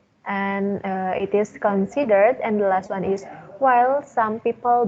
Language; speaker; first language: English; non-native, learner; Indonesian